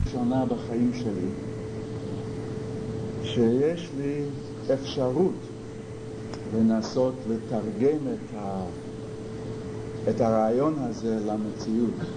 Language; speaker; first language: Hebrew; non-native, fluent; English